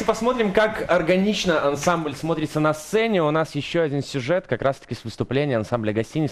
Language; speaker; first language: Russian; native; Russian